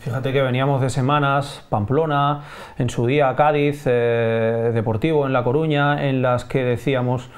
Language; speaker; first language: Spanish; non-native, local second language; Catalan